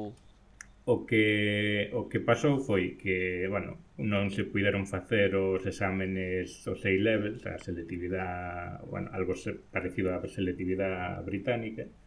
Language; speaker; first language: Galician; non-native, local second language; Spanish